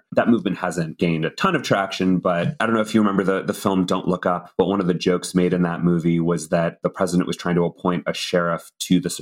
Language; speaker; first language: English; native; English